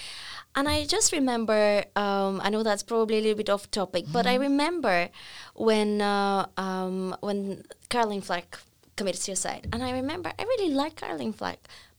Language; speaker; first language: English; non-native, fluent; Bulgarian